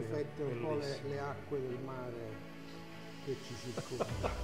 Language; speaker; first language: Italian; native; Italian